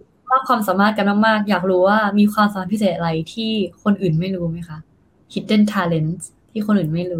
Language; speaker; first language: Thai; native; Thai